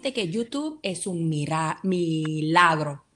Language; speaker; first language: Spanish; early bilingual, heritage; Spanish